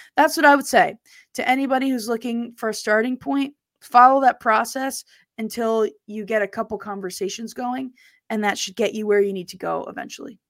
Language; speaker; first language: English; native; English